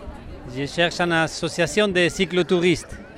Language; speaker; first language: French; non-native, learner; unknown